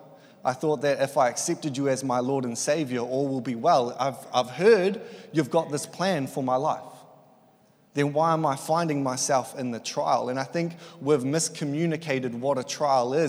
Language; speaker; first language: English; native; English